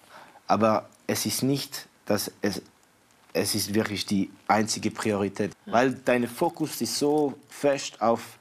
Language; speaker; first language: German; non-native, fluent; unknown